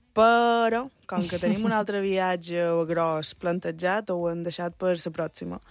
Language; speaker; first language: Catalan; early bilingual, other home language; Spanish